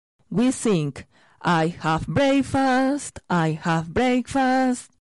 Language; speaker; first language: English; non-native, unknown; Spanish